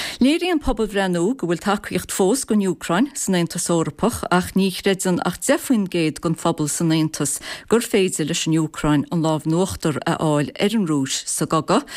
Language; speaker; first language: Irish; native; Irish